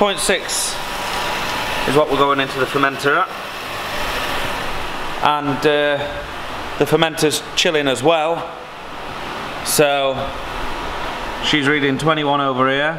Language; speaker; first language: English; native; English